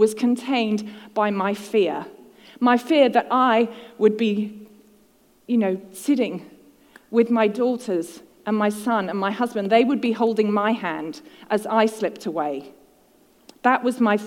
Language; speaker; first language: English; native; English